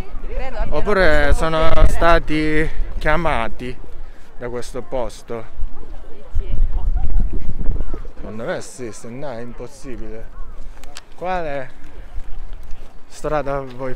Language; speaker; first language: Italian; non-native, learner; Japanese